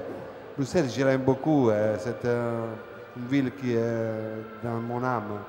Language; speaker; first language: French; non-native, fluent; Italian